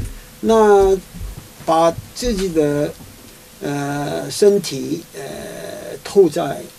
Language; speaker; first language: Chinese; non-native, fluent; Korean